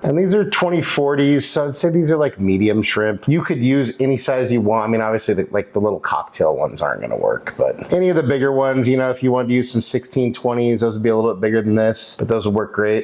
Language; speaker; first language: English; native; English